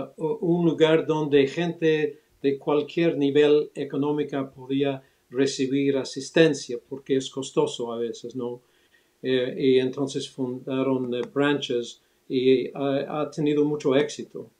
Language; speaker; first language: Spanish; early bilingual, other home language; English